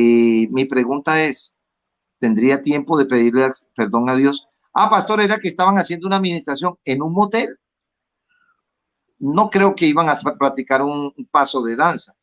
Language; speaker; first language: Spanish; native; Spanish